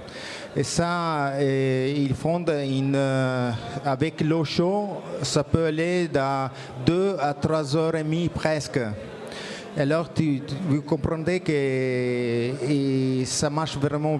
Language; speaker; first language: French; non-native, learner; Italian